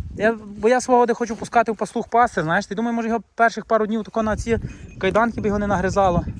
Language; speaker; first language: Ukrainian; native; Ukrainian